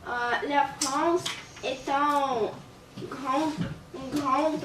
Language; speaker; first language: French; non-native, learner; Russian